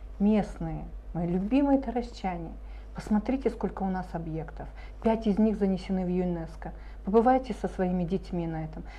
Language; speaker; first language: Russian; native; Russian